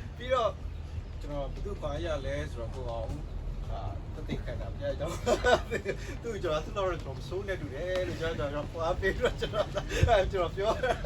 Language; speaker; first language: Burmese; non-native, local second language; S'gaw Karen